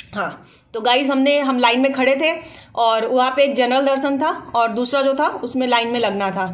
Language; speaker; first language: Hindi; native; Hindi